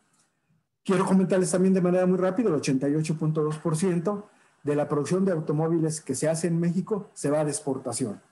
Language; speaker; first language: Spanish; native; Spanish